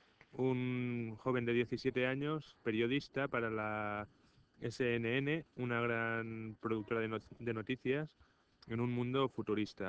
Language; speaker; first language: Spanish; native; Spanish